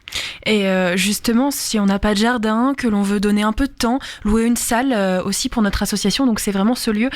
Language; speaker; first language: French; native; French